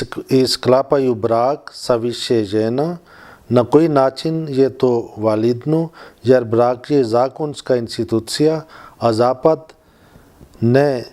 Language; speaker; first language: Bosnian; non-native, learner; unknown